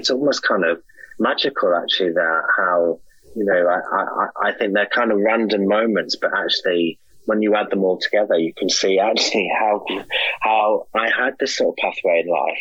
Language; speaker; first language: English; native; English